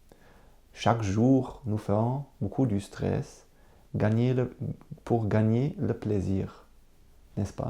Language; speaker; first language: French; non-native, learner; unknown